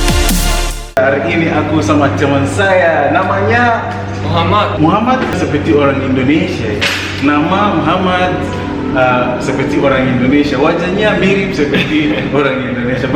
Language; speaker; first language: Indonesian; non-native, fluent; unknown